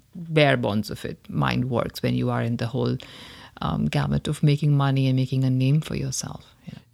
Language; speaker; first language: English; non-native, local second language; Hindi